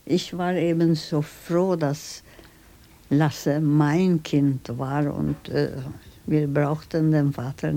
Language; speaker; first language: German; non-native, fluent; Swedish